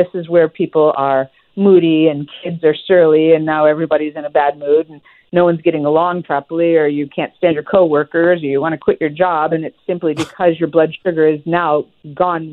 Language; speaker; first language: English; native; English